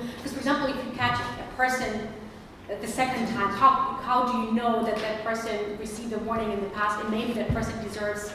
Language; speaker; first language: English; non-native, fluent; Ukrainian